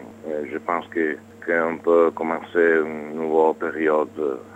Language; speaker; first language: French; non-native, learner; Italian